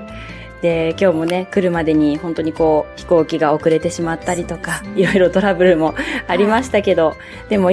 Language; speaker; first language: Japanese; native; Japanese